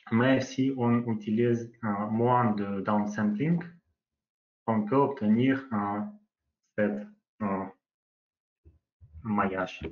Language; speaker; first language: French; non-native, learner; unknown